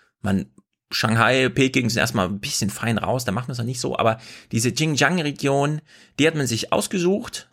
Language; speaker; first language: German; native; German